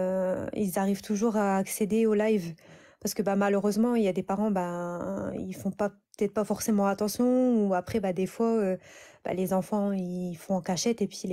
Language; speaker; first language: French; native; French